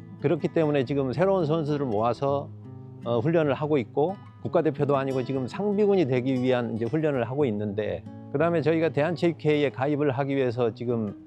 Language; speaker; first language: Korean; native; Korean